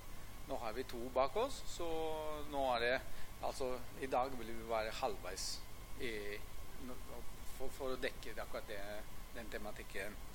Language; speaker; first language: Norwegian; non-native, fluent; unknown